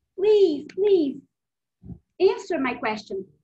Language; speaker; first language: English; non-native, fluent; Portuguese